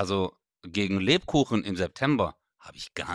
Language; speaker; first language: German; native; German